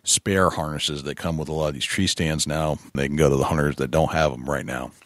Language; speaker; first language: English; native; English